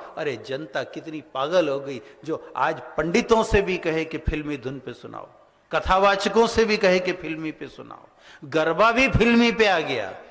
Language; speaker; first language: Hindi; native; Hindi